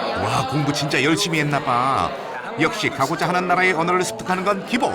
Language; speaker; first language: Korean; native; Korean